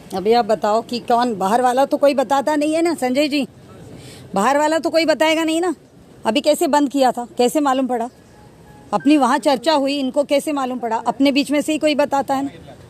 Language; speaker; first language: Hindi; non-native, local second language; Marathi